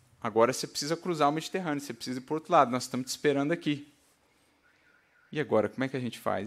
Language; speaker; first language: Portuguese; native; Portuguese